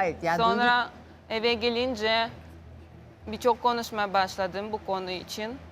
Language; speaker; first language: Turkish; non-native, learner; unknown